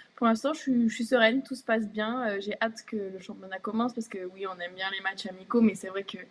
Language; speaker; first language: French; native; French